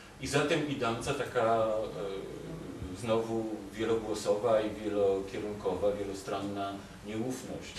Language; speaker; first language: Polish; native; Polish